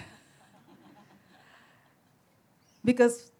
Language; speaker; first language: English; non-native, local second language; Bangla